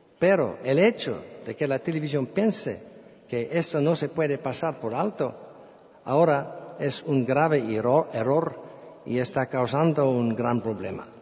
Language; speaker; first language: Spanish; non-native, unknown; English